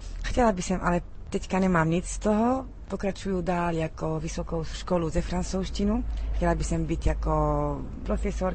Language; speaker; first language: Czech; early bilingual, heritage; Arabic